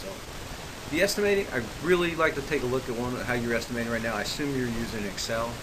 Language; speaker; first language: English; native; English